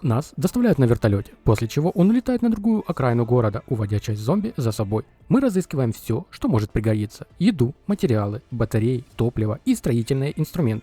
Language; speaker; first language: Russian; native; Russian